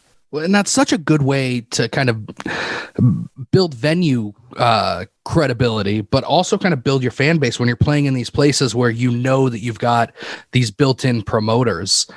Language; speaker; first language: English; native; English